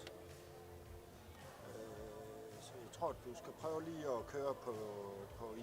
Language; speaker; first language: Danish; native; Danish